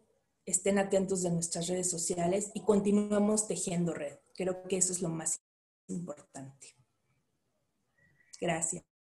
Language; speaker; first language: Spanish; native; Spanish